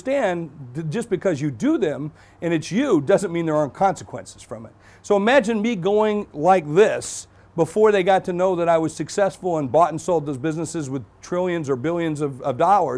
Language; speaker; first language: English; native; English